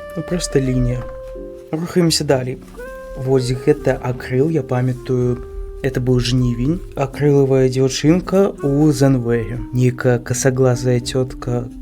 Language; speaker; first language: Belarusian; non-native, local second language; Russian